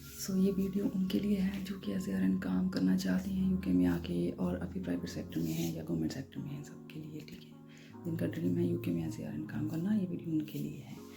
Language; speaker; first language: Hindi; non-native, local second language; Punjabi